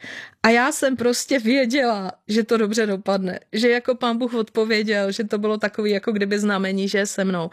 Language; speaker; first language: Czech; native; Czech